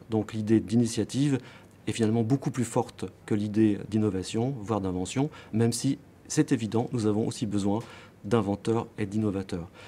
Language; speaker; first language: French; native; French